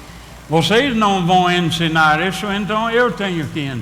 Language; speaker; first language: Portuguese; non-native, fluent; English